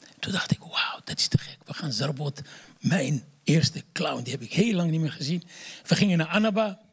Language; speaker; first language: Dutch; non-native, fluent; Arabic